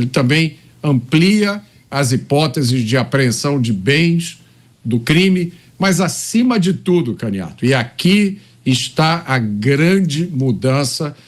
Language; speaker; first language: Portuguese; native; Portuguese